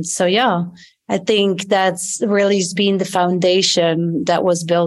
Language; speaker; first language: English; non-native, fluent; Dutch